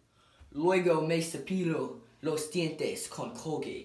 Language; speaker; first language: Spanish; non-native, learner; English